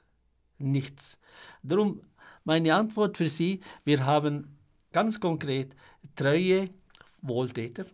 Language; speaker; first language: German; non-native, fluent; Arabic